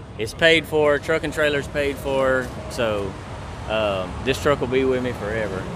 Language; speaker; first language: English; native; English